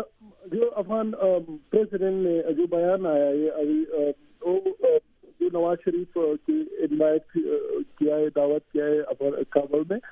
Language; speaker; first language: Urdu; non-native, learner; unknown